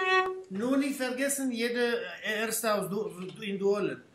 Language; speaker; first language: German; non-native, fluent; Armenian